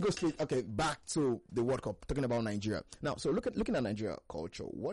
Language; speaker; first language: English; non-native, local second language; Hausa